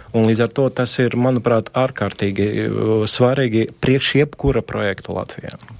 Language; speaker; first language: Latvian; non-native, local second language; Russian